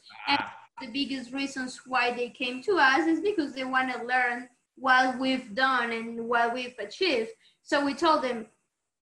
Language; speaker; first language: English; non-native, fluent; Spanish